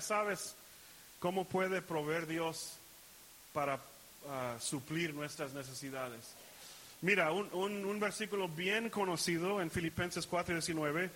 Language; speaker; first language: Spanish; early bilingual, heritage; Spanish